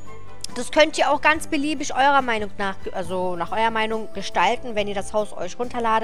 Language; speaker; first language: German; native; German